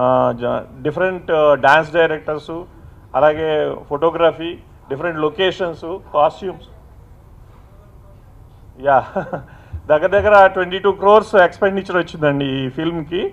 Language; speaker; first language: Telugu; native; Telugu